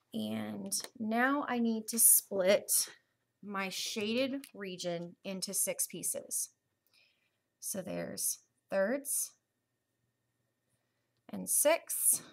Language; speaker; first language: English; native; English